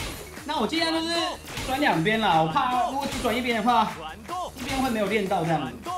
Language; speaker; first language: Chinese; native; Chinese